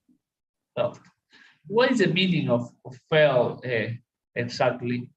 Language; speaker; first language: English; non-native, learner; Spanish